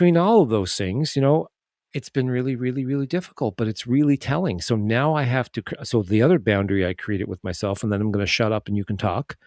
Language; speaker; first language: English; native; English